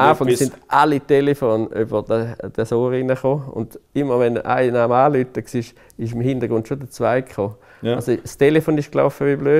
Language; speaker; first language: German; native; German